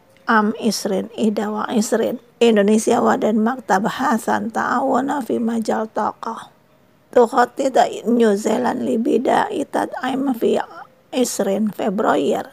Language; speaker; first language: Arabic; non-native, fluent; Indonesian